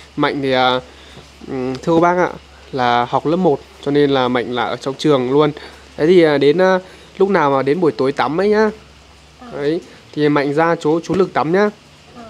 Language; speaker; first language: Vietnamese; native; Vietnamese